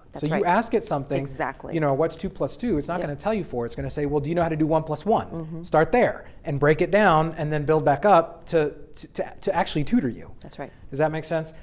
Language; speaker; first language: English; native; English